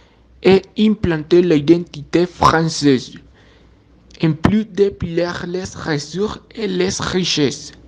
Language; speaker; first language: French; non-native, learner; Spanish